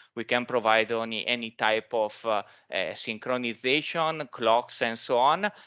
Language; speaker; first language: English; non-native, fluent; Italian